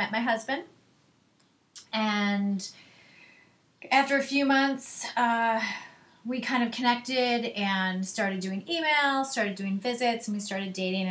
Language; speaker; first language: English; native; English